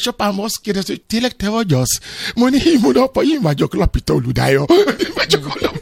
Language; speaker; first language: Hungarian; non-native, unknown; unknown